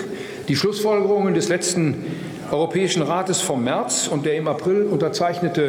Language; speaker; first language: German; native; German